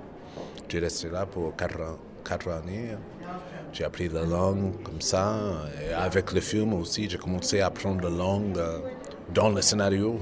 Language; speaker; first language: French; non-native, fluent; English